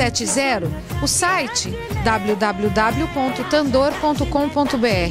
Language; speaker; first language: Portuguese; native; Portuguese